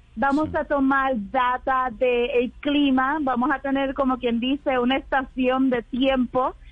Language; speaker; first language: Spanish; native; Spanish